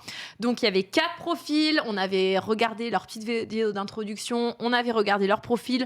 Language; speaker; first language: French; native; French